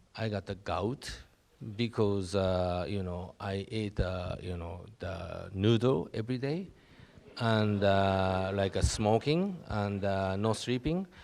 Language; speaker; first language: English; non-native, learner; Japanese